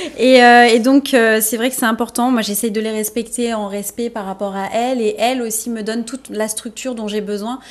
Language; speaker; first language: French; native; French